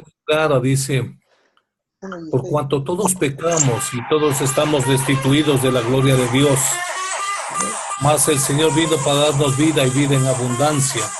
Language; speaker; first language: Spanish; native; Spanish